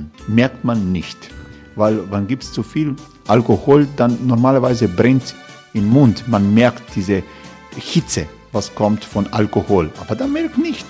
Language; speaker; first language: German; non-native, learner; Croatian